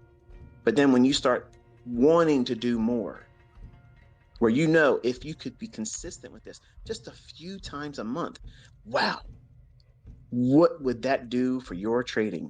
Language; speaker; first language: English; native; English